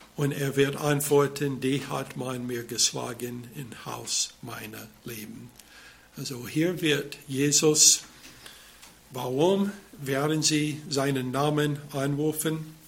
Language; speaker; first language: German; non-native, fluent; English